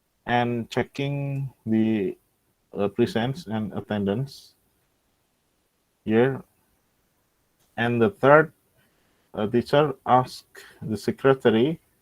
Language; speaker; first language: English; non-native, local second language; Indonesian